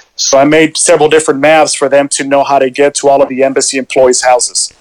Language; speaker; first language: English; early bilingual, other home language; Spanish